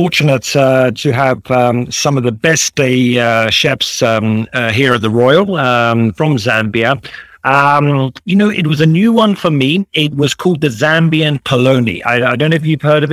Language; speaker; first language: English; native; English